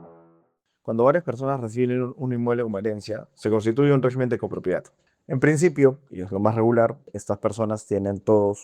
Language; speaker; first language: Spanish; native; Spanish